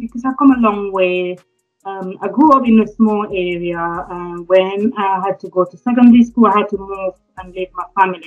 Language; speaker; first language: English; non-native, local second language; French